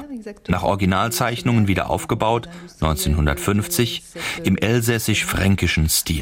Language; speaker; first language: German; native; German